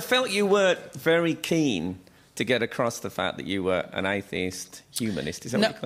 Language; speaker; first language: English; native; English